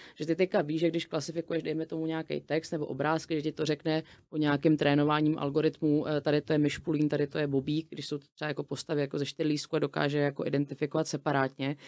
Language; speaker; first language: Czech; native; Czech